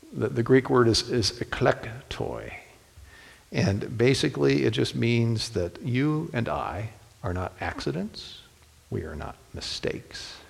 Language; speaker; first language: English; native; English